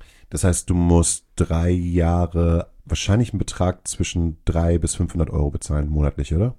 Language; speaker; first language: German; native; German